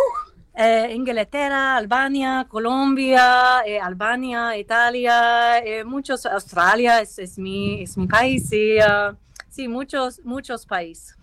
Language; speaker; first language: Spanish; non-native, learner; English